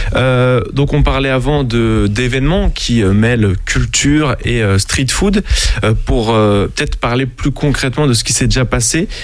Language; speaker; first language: French; native; French